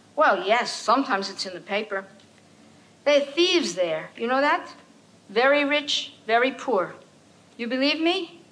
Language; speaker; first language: English; native; English